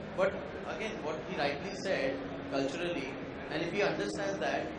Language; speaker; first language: English; non-native, local second language; Konkani